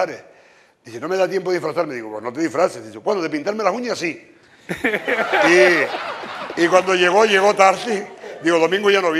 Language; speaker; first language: Spanish; native; Spanish